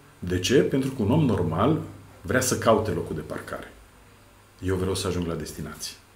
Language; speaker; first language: Romanian; non-native, fluent; Serbian